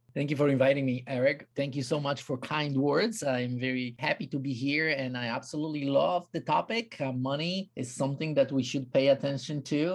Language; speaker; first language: English; non-native, fluent; Polish